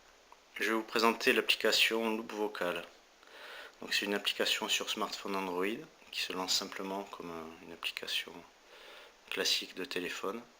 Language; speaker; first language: French; native; French